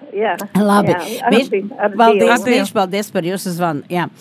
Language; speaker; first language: Latvian; native; Latvian